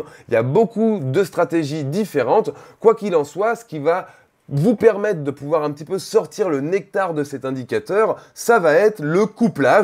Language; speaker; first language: French; native; French